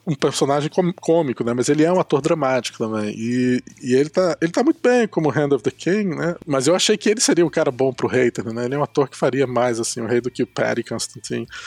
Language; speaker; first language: Portuguese; native; Portuguese